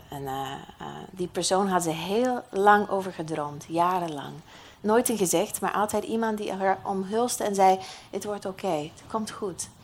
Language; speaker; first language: Dutch; non-native, fluent; English